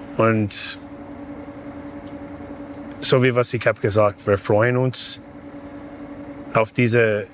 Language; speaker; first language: German; non-native, fluent; English